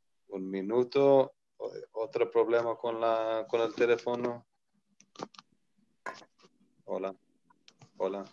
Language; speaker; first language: Spanish; non-native, learner; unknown